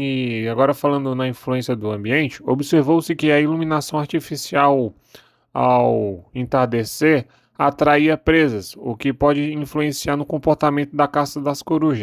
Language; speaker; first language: Portuguese; native; Portuguese